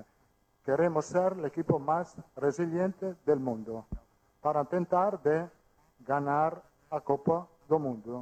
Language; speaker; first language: Portuguese; non-native, fluent; Italian